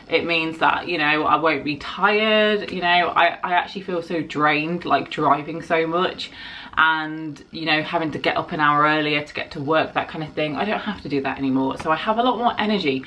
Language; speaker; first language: English; native; English